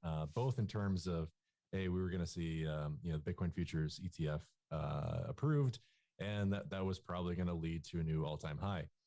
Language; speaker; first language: English; native; English